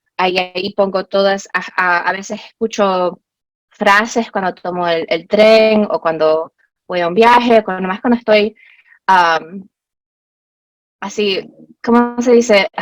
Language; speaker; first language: Spanish; early bilingual, heritage; Spanish